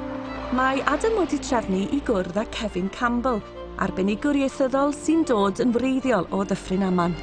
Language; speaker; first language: Welsh; native; Welsh